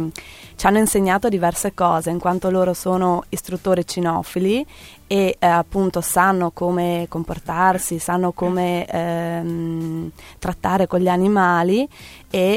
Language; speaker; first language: Italian; native; Italian